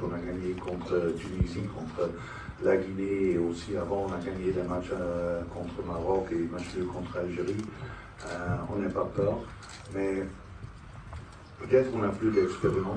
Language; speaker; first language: French; non-native, fluent; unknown